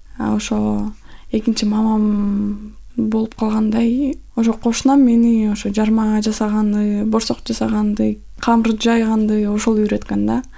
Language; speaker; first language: Kyrgyz; non-native, local second language; Russian